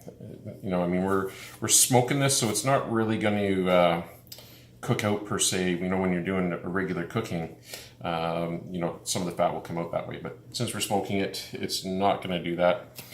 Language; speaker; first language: English; native; English